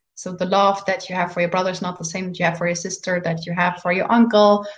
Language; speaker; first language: English; non-native, fluent; German